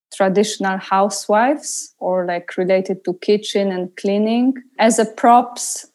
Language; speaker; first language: English; non-native, fluent; Polish